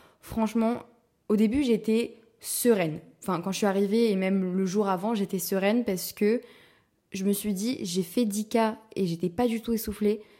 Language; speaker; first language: French; native; French